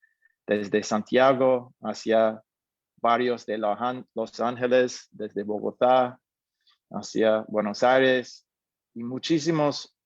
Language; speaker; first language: Spanish; non-native, fluent; English